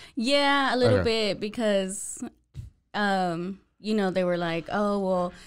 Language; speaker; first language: English; native; English